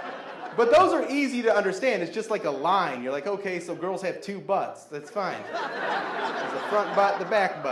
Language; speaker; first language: English; native; English